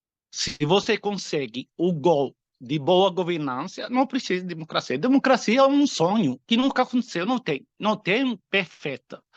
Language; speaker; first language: Portuguese; non-native, fluent; Arabic